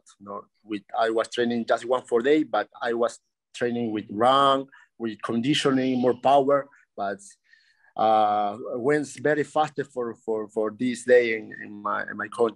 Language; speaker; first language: English; non-native, learner; Spanish